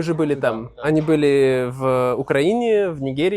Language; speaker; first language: Russian; native; Russian